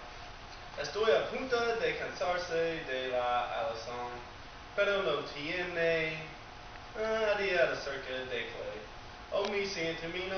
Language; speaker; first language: Spanish; non-native, learner; English